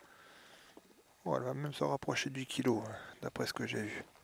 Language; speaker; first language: French; native; French